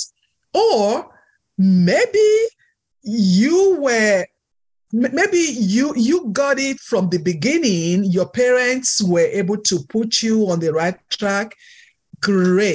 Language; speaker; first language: English; non-native, local second language; Yoruba